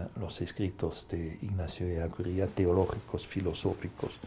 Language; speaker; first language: Spanish; non-native, fluent; German